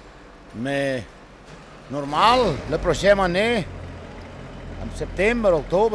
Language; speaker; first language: French; non-native, learner; Italian